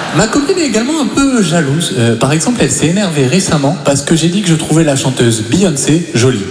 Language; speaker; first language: French; native; French